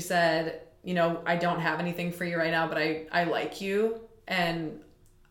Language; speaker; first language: English; native; English